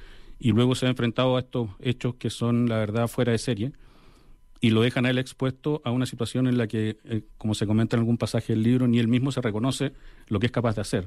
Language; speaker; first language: Spanish; native; Spanish